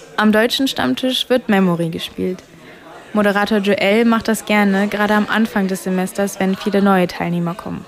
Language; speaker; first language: German; native; German